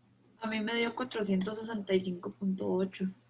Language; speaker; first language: Spanish; native; Spanish